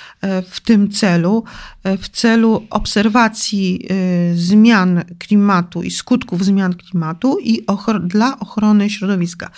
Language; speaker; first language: Polish; native; Polish